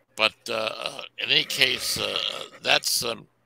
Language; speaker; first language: English; native; English